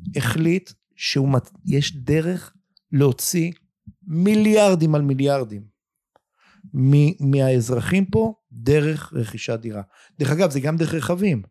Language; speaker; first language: Hebrew; native; Hebrew